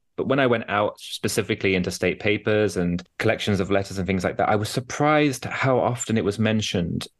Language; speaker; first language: English; native; English